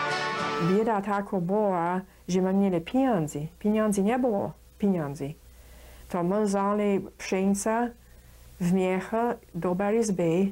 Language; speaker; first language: Polish; early bilingual, heritage; Polish